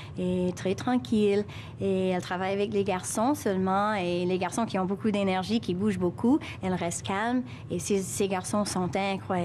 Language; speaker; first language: French; non-native, fluent; English